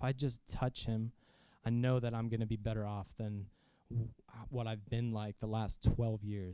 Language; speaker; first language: English; native; English